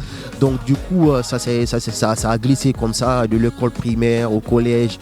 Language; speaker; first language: French; non-native, local second language; Fula